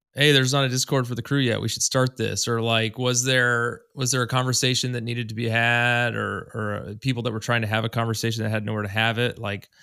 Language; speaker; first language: English; native; English